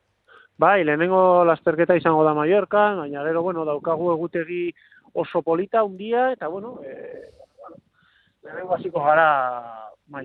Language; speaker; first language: Basque; non-native, local second language; Spanish